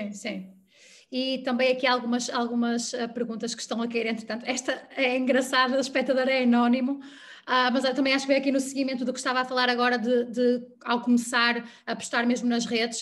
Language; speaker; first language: Portuguese; native; Portuguese